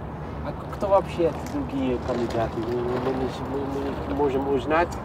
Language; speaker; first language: Russian; non-native, learner; Dutch